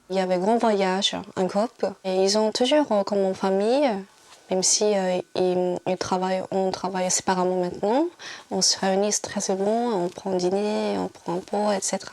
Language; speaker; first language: French; non-native, fluent; Japanese